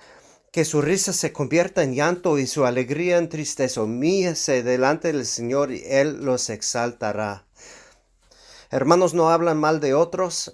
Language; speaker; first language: Spanish; non-native, fluent; English